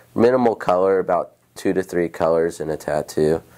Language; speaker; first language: English; native; English